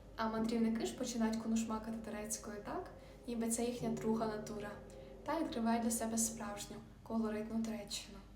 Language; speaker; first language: Ukrainian; native; Ukrainian